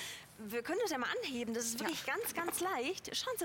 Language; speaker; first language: German; native; German